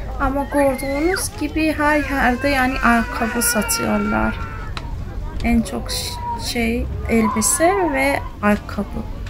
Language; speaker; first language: Turkish; early bilingual, heritage; Turkish